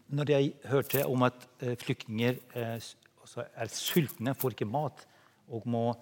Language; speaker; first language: Norwegian; non-native, fluent; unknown